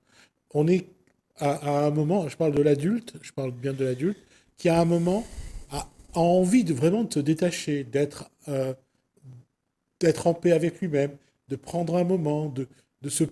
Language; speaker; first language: French; native; French